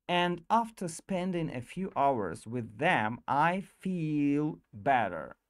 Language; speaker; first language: English; non-native, learner; Russian